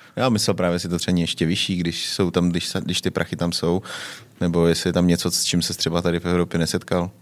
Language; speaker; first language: Czech; native; Czech